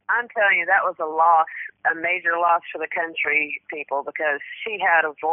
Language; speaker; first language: English; native; English